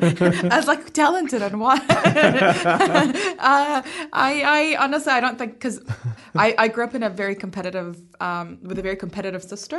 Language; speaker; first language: English; native; English